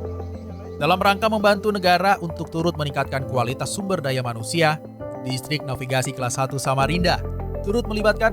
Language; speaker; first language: Indonesian; native; Indonesian